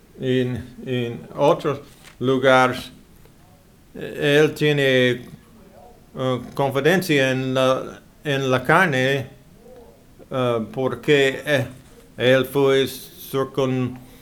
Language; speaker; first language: Spanish; non-native, learner; English